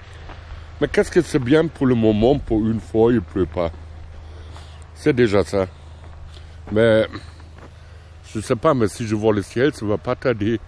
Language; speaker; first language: French; non-native, fluent; German